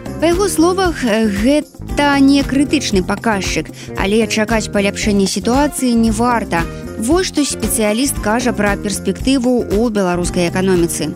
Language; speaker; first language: Belarusian; native; Belarusian